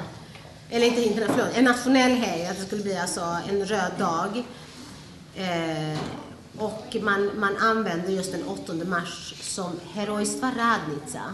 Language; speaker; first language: Swedish; early bilingual, other home language; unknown